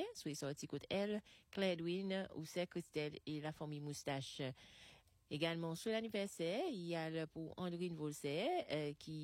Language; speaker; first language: French; non-native, local second language; Seselwa Creole French